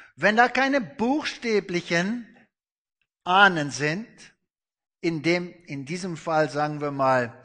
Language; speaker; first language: German; non-native, fluent; Afrikaans